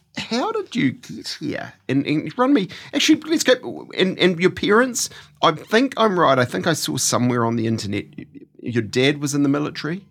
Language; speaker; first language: English; native; English